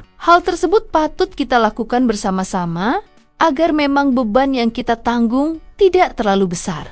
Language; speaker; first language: Indonesian; native; Indonesian